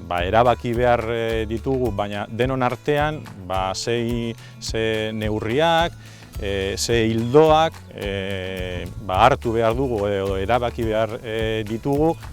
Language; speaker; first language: Basque; non-native, local second language; Spanish